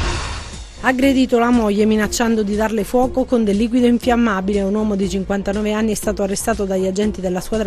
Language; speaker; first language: Italian; native; Italian